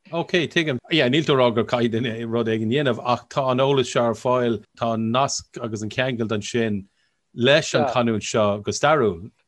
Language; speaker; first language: Irish; non-native, local second language; English